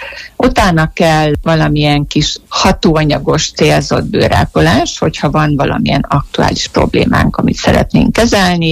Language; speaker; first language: Hungarian; native; Hungarian